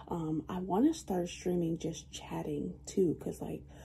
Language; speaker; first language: English; native; English